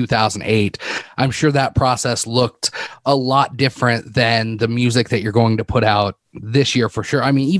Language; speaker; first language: English; native; English